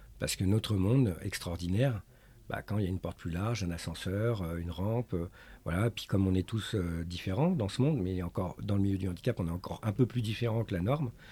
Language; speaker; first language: French; early bilingual, other home language; Arabic